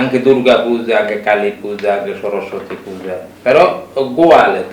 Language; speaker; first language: Italian; non-native, learner; Bangla